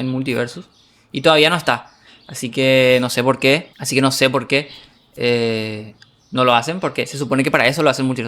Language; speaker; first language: Spanish; native; Spanish